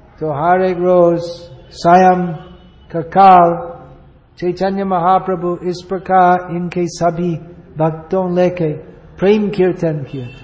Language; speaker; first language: Hindi; non-native, fluent; English